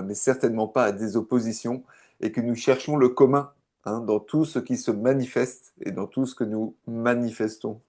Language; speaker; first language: French; native; French